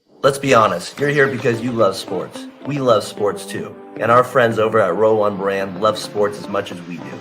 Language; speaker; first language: English; native; English